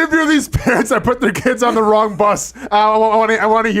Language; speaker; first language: English; native; English